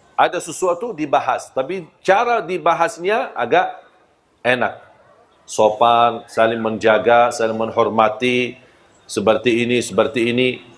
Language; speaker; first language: Malay; non-native, fluent; Arabic